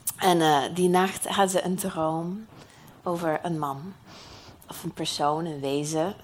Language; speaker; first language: Dutch; non-native, fluent; English